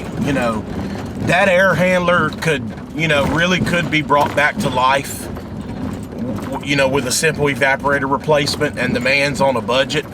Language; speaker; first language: English; native; English